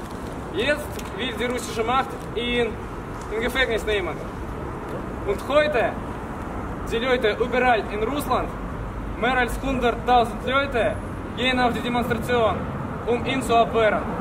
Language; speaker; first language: German; non-native, learner; Russian